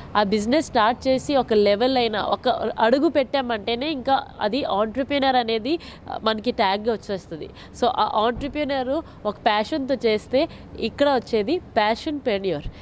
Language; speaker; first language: Telugu; non-native, local second language; Hindi